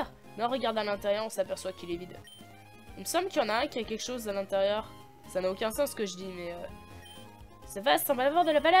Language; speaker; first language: French; native; French